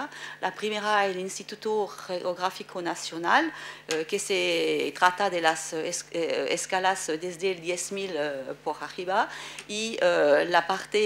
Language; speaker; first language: Spanish; non-native, fluent; French